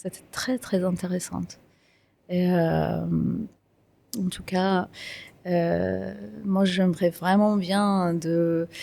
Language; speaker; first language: French; non-native, fluent; Kurdish